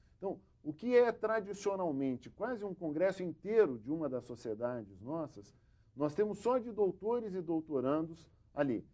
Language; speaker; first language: Portuguese; native; Portuguese